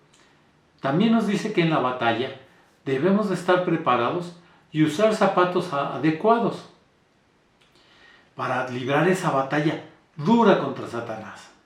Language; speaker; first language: Spanish; native; Spanish